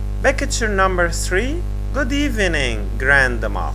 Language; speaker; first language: English; non-native, fluent; Arabic